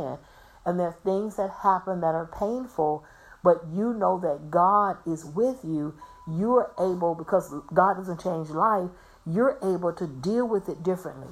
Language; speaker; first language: English; native; English